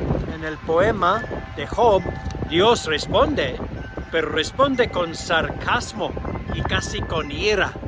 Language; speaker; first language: Spanish; non-native, fluent; English